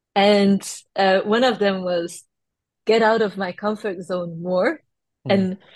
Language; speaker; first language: English; non-native, fluent; French